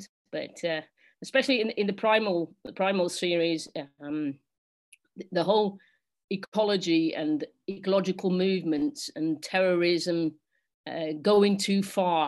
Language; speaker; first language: English; native; English